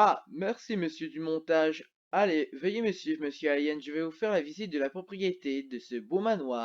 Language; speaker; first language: French; native; French